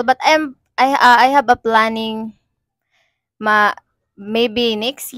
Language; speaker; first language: English; non-native, learner; Cebuano